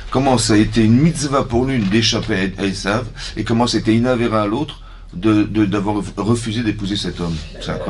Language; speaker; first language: French; native; French